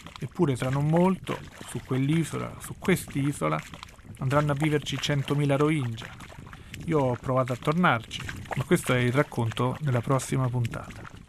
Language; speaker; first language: Italian; native; Italian